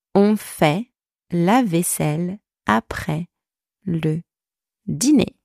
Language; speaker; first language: French; native; French